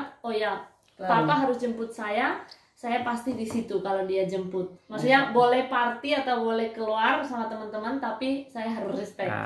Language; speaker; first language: Indonesian; non-native, fluent; Spanish